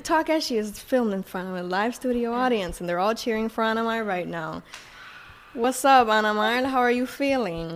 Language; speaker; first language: English; non-native, local second language; Spanish